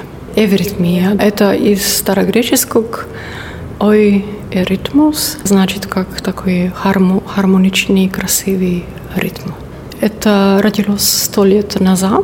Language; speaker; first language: Russian; non-native, learner; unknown